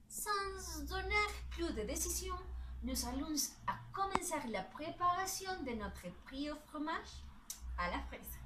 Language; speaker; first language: French; non-native, learner; Spanish